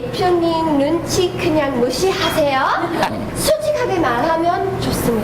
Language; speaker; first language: Korean; non-native, learner; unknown